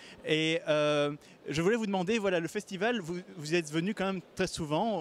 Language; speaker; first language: French; native; French